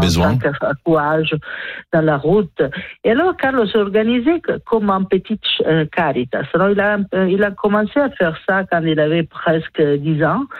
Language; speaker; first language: French; non-native, learner; Italian